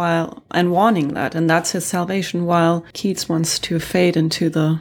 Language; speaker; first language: English; non-native, fluent; Swedish